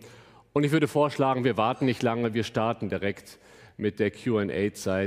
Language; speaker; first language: German; native; German